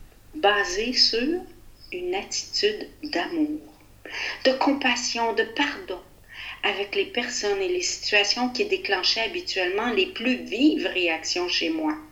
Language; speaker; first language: French; native; French